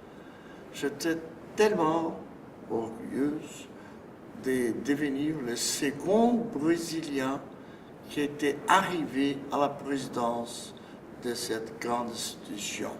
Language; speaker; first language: French; non-native, fluent; Portuguese